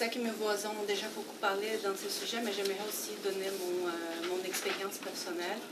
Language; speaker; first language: French; non-native, fluent; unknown